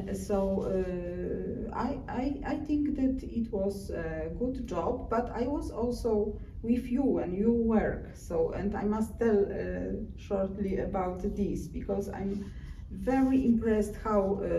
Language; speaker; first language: English; non-native, learner; Polish